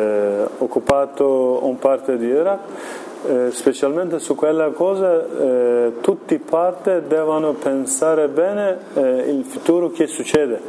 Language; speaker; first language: Italian; non-native, learner; Kurdish